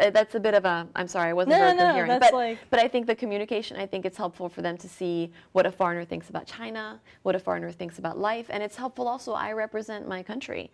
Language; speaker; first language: English; early bilingual, other home language; French